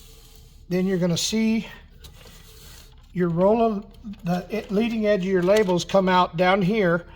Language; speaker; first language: English; native; English